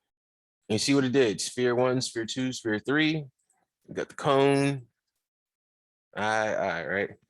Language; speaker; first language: English; native; English